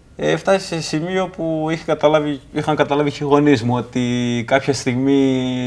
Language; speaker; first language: Greek; non-native, fluent; Kurdish